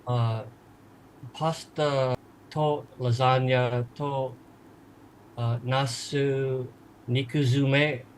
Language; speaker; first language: Japanese; non-native, learner; English